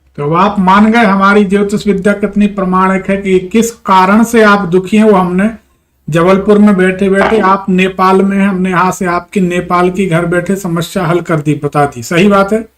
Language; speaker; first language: Hindi; native; Hindi